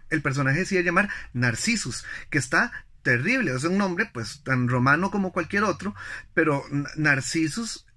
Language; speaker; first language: Spanish; native; Spanish